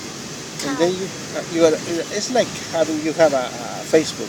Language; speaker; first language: English; non-native, fluent; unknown